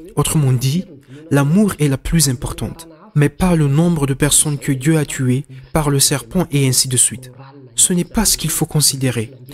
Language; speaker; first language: French; non-native, local second language; Malagasy